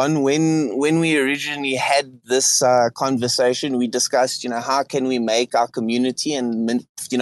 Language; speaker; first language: English; native; English